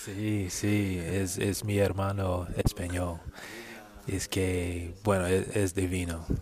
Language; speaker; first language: Spanish; non-native, learner; English